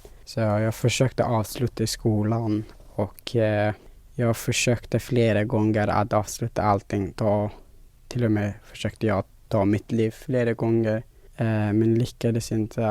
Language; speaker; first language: Swedish; non-native, fluent; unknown